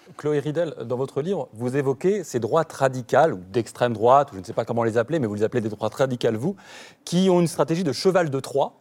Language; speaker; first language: French; native; French